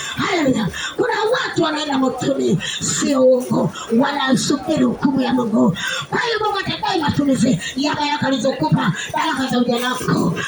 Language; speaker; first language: Swahili; native; Swahili